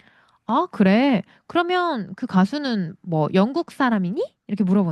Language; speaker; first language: Korean; native; Korean